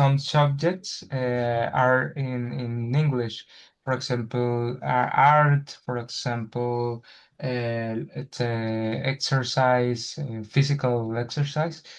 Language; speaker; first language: English; non-native, learner; Spanish